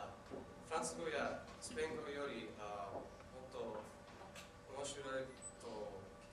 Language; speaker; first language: Japanese; non-native, learner; English